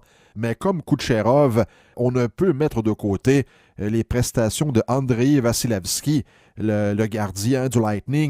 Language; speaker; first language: French; native; French